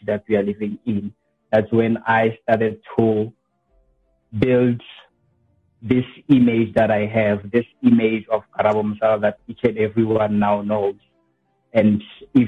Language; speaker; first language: English; non-native, local second language; Southern Sotho